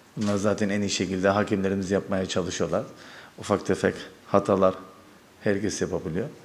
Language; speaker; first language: Turkish; early bilingual, heritage; Turkish